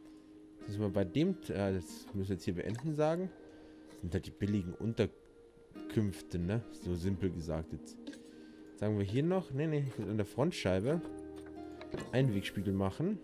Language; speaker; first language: German; native; German